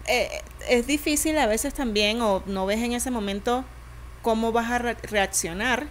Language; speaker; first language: Spanish; native; Spanish